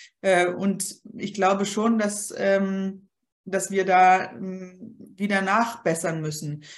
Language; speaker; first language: German; early bilingual, other home language; Polish